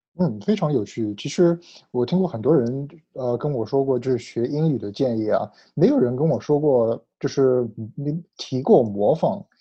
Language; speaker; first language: Chinese; early bilingual, heritage; Chinese